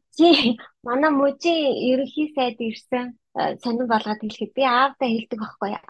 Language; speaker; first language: Mongolian; native; Mongolian